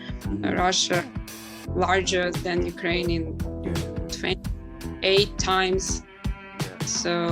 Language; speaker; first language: English; non-native, learner; Ukrainian